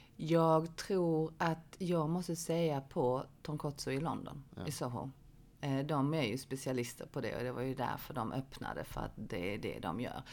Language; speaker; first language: Swedish; early bilingual, other home language; Korean